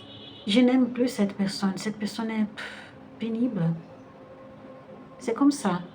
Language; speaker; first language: French; non-native, fluent; Portuguese